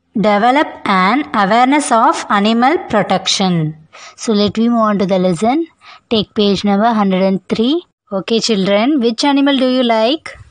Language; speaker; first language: English; non-native, local second language; Tamil